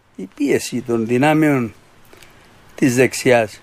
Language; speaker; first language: Greek; native; Greek